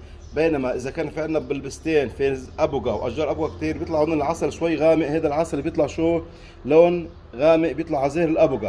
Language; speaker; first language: Arabic; native; Arabic